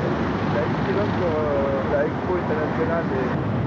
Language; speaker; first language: Spanish; non-native, learner; French